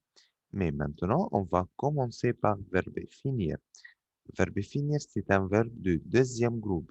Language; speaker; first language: French; non-native, fluent; Arabic